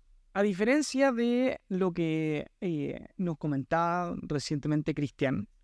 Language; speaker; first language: Spanish; native; Spanish